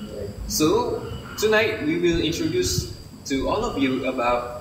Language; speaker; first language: English; non-native, learner; Malay